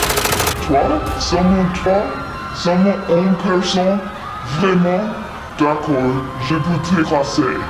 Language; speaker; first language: French; non-native, learner; English